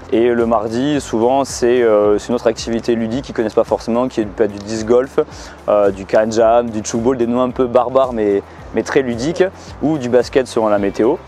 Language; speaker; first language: French; native; French